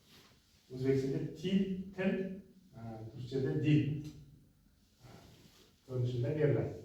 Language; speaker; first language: Turkish; non-native, learner; Uzbek